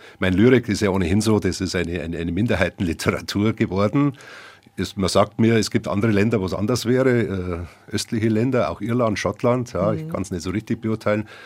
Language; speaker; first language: German; native; German